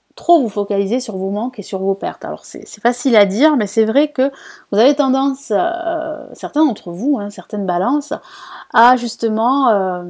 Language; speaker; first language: French; native; French